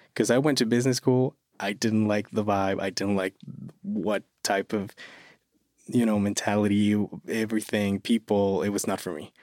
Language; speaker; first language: English; non-native, fluent; Spanish